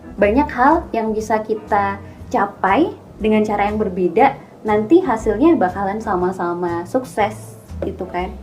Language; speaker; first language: Indonesian; native; Indonesian